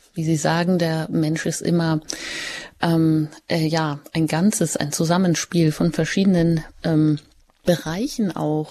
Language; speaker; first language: German; native; German